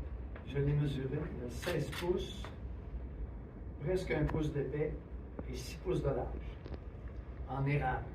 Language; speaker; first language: French; native; French